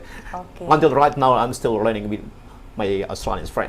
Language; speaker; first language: English; non-native, learner; Indonesian